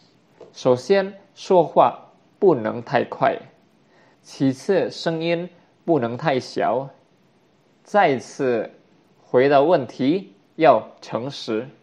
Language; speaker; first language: Chinese; non-native, fluent; Indonesian